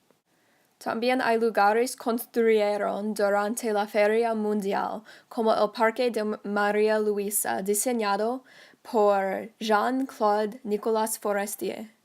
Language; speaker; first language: Spanish; non-native, learner; English